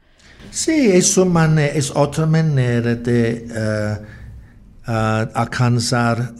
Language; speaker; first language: Spanish; non-native, learner; English